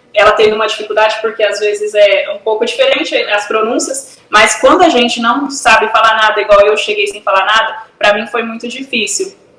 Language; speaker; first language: Portuguese; native; Portuguese